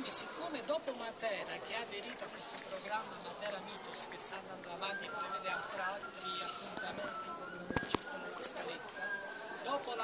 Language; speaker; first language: Italian; native; Italian